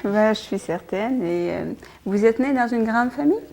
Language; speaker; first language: French; native; French